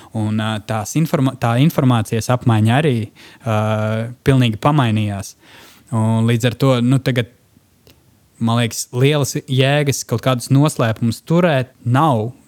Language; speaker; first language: Latvian; non-native, local second language; Russian